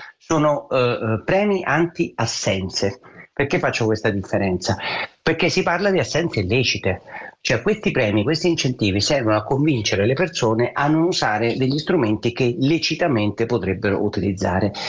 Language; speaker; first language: Italian; native; Italian